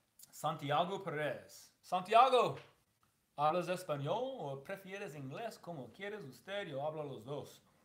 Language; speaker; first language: Spanish; non-native, learner; English